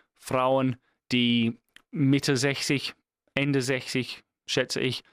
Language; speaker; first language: German; non-native, fluent; English